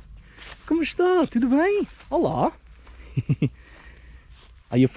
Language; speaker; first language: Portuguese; non-native, learner; English